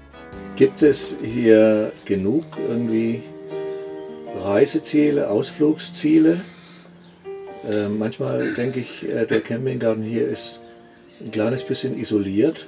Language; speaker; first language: German; native; German